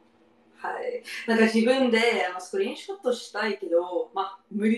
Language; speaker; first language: Japanese; non-native, learner; English